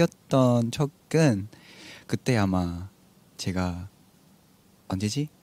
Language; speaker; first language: Korean; non-native, fluent; Vietnamese